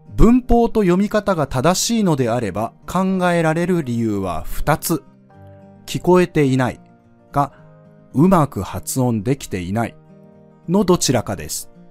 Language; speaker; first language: Japanese; native; Japanese